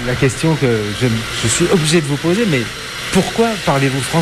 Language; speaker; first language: French; native; French